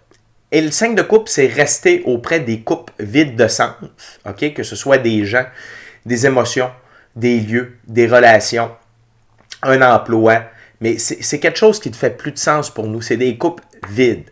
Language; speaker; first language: French; native; French